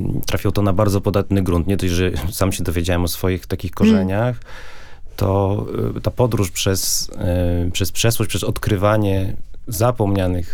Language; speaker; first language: Polish; native; Polish